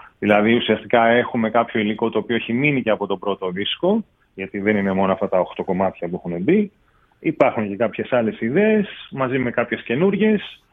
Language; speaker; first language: Greek; early bilingual, heritage; English